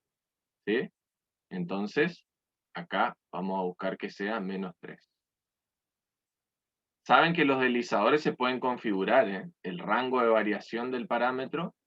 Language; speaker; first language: Spanish; native; Spanish